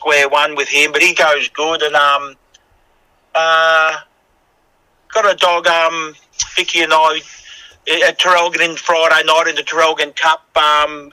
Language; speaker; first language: English; native; English